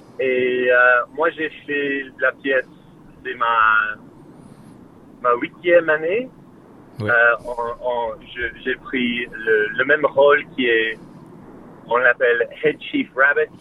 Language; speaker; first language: French; non-native, fluent; English